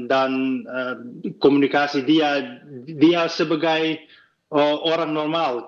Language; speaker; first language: Indonesian; non-native, fluent; Dutch